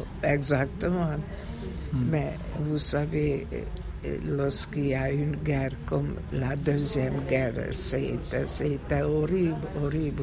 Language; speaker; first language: French; non-native, fluent; Hungarian